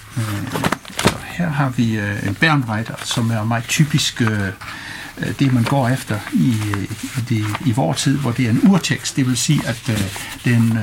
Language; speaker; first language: Danish; non-native, fluent; English